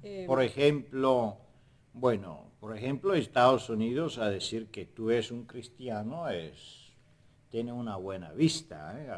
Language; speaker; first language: Spanish; non-native, fluent; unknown